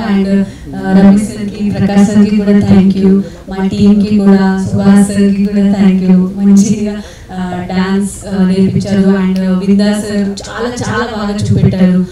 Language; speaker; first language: Telugu; non-native, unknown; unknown